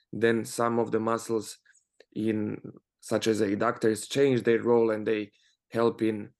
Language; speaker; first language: English; non-native, fluent; Croatian